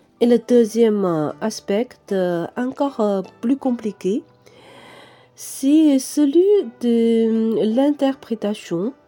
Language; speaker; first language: French; non-native, fluent; Chinese